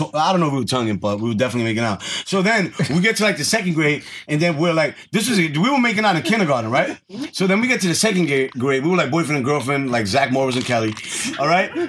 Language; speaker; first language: English; early bilingual, other home language; Spanish